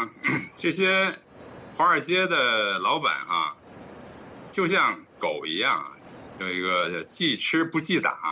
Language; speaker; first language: Chinese; native; Chinese